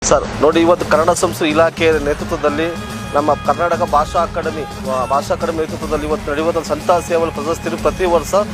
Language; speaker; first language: Kannada; non-native, local second language; Lambadi